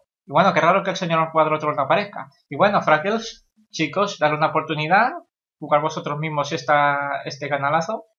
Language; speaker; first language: Spanish; native; Spanish